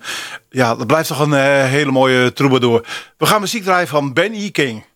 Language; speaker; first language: Dutch; native; Dutch